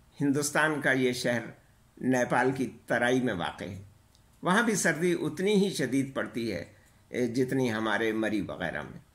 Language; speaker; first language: Urdu; native; Urdu